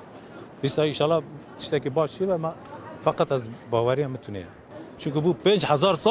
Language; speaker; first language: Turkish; non-native, local second language; Kurdish